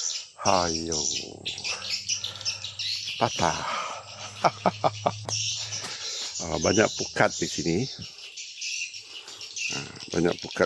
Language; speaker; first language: Malay; native; Malay